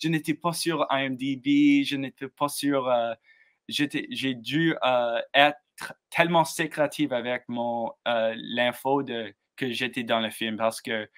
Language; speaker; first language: French; non-native, learner; English